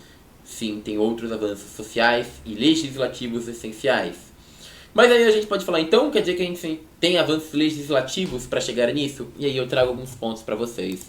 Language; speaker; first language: Portuguese; native; Portuguese